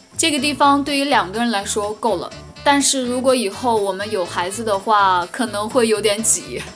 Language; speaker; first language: Chinese; native; Chinese